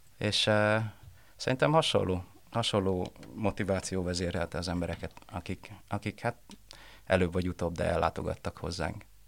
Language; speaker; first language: Hungarian; early bilingual, other home language; Vietnamese